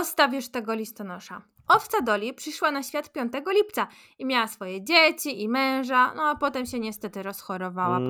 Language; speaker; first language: Polish; native; Polish